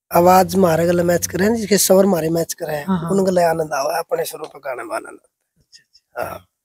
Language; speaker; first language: Hindi; native; Hindi